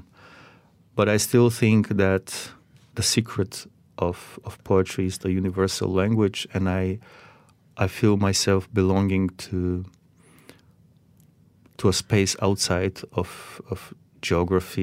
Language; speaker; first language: English; non-native, fluent; Macedonian